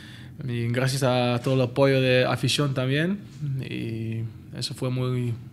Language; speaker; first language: Spanish; non-native, learner; Dutch